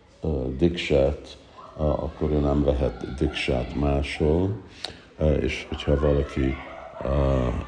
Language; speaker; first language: Hungarian; early bilingual, heritage; Hungarian